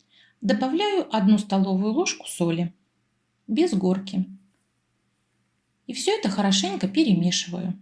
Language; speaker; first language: Russian; native; Russian